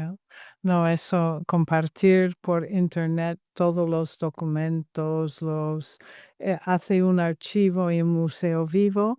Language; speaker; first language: Spanish; non-native, fluent; English